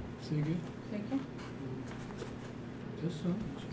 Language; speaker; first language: Korean; non-native, learner; German